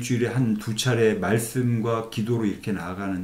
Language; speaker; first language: Korean; native; Korean